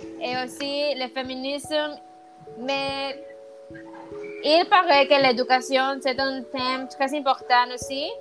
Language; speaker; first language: French; non-native, learner; Spanish